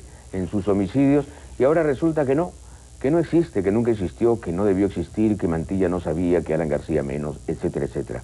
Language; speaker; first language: Spanish; native; Spanish